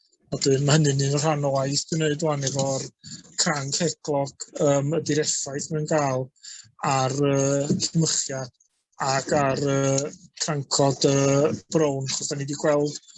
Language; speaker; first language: Welsh; native; Welsh